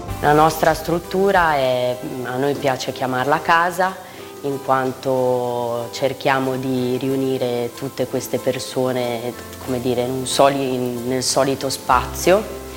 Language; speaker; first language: Italian; native; Italian